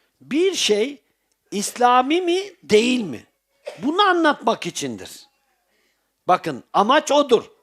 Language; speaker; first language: Turkish; native; Turkish